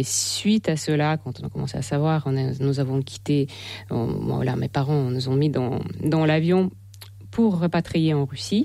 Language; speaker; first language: French; non-native, fluent; Russian